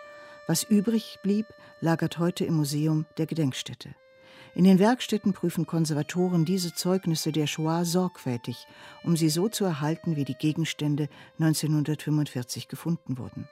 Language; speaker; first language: German; native; German